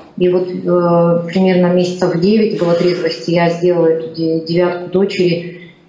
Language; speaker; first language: Russian; native; Russian